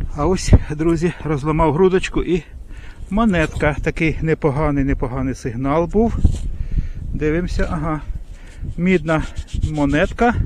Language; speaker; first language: Ukrainian; non-native, local second language; Russian